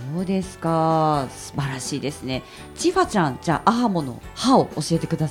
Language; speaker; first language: Japanese; native; Japanese